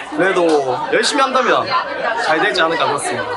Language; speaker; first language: Korean; native; Korean